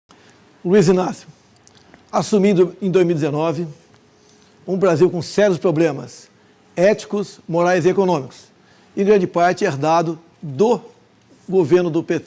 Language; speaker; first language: Portuguese; native; Portuguese